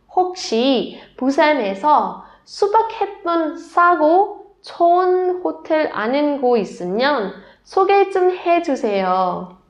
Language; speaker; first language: Korean; non-native, learner; Burmese